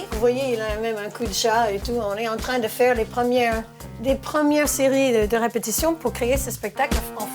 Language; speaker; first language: French; non-native, fluent; English